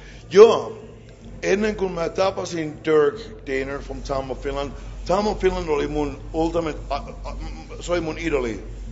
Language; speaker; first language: Finnish; native; Finnish